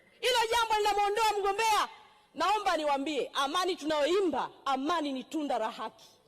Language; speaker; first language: Swahili; native; Swahili